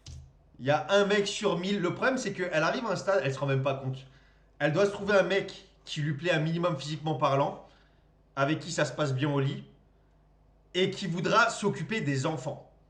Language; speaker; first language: French; native; French